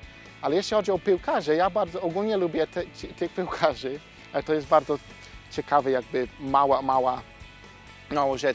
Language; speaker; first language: Polish; non-native, fluent; English